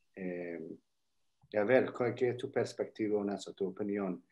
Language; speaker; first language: Spanish; non-native, fluent; English